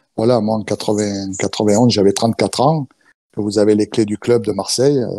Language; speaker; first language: French; native; French